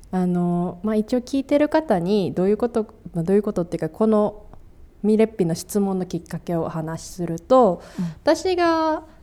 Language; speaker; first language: Japanese; native; Japanese